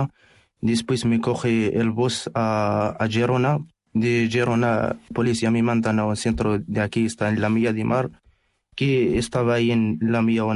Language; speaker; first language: Spanish; non-native, learner; Arabic